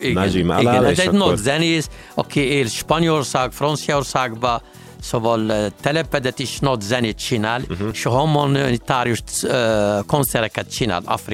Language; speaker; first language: Hungarian; non-native, learner; Arabic